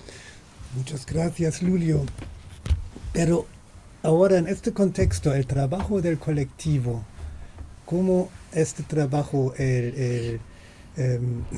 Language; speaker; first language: Spanish; non-native, fluent; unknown